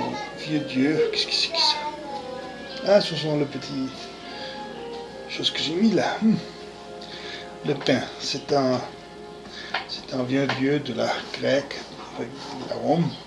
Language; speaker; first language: French; non-native, fluent; Spanish